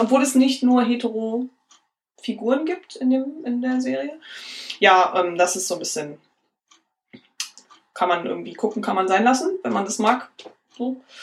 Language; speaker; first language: German; native; German